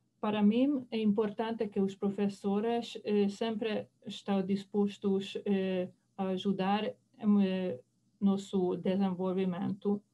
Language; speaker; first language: Portuguese; non-native, fluent; Hungarian